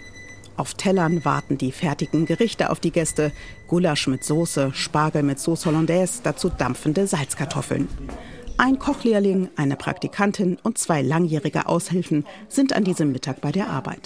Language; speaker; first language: German; native; German